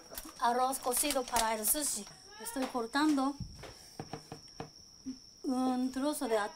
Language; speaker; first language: Spanish; non-native, learner; Japanese